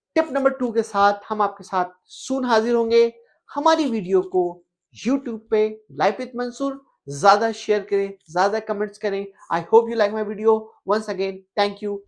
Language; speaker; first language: Urdu; native; Urdu